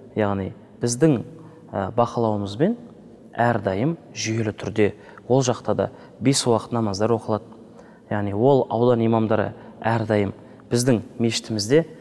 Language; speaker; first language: Kazakh; native; Kazakh